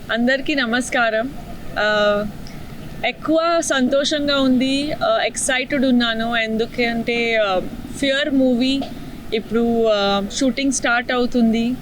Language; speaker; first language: Telugu; non-native, fluent; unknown